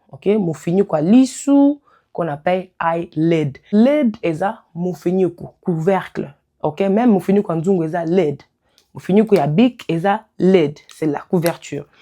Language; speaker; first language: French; non-native, local second language; Lingala